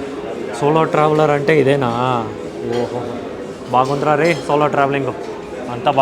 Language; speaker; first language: Telugu; non-native, learner; Kannada